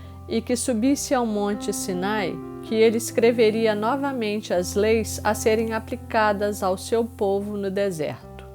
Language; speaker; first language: Portuguese; native; Portuguese